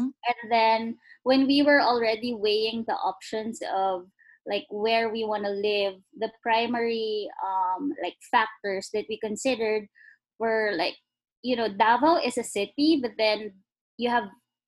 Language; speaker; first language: English; non-native, local second language; Filipino